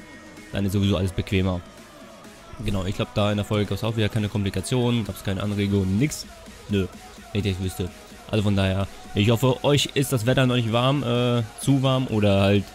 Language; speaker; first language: German; native; German